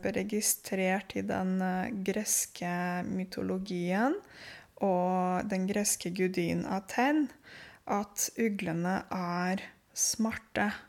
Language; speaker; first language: Norwegian; non-native, fluent; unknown